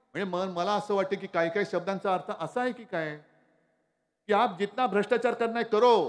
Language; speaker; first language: Hindi; non-native, local second language; Marathi